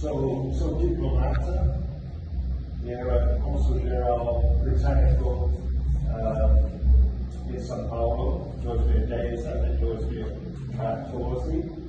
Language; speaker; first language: Portuguese; non-native, fluent; English